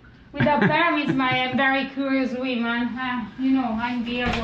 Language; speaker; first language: English; non-native, learner; Spanish